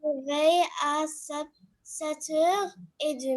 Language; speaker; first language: French; non-native, learner; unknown